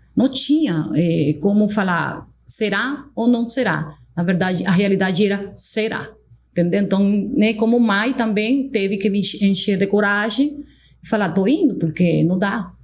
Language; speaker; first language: Portuguese; non-native, fluent; Spanish